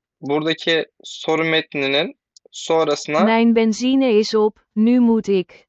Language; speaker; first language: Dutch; non-native, fluent; Turkish